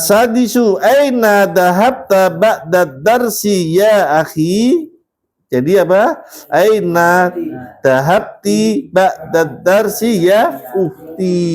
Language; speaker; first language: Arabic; non-native, fluent; Indonesian